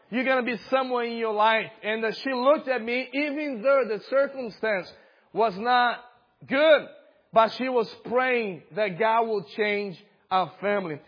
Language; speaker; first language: English; non-native, fluent; Portuguese